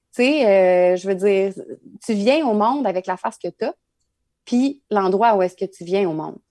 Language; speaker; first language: French; native; French